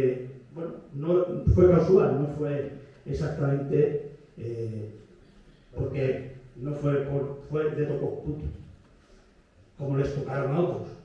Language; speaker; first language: Spanish; native; Spanish